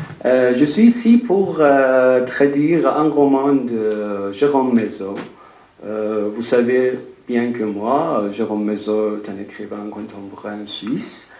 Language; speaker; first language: French; non-native, learner; Persian